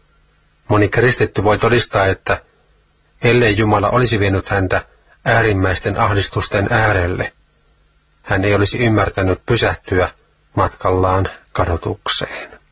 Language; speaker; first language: Finnish; native; Finnish